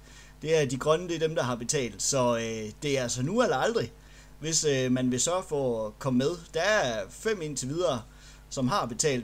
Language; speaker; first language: Danish; native; Danish